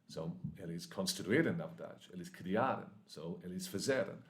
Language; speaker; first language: Portuguese; non-native, learner; English